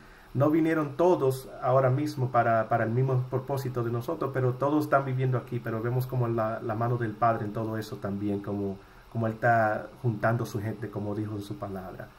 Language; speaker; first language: Spanish; early bilingual, heritage; Spanish